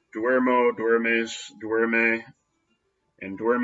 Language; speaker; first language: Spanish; non-native, fluent; English